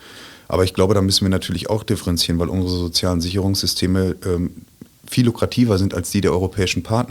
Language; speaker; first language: German; native; German